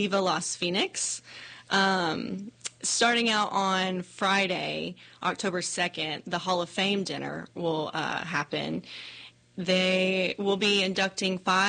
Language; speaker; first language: English; native; English